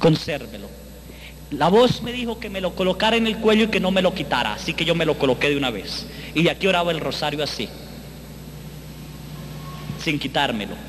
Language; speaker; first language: Spanish; native; Spanish